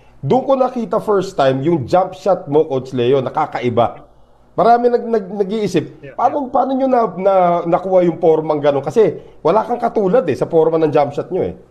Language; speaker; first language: Filipino; native; Filipino